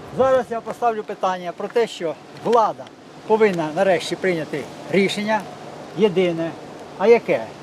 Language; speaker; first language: Ukrainian; native; Ukrainian